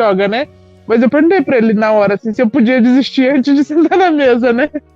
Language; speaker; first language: Portuguese; native; Portuguese